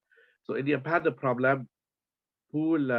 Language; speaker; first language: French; non-native, learner; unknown